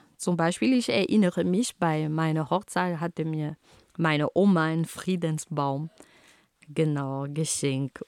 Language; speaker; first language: German; non-native, fluent; Ghomala